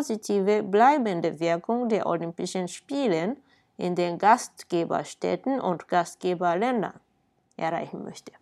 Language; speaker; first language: German; non-native, fluent; Japanese